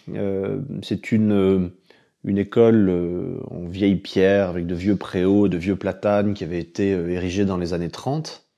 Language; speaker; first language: French; native; French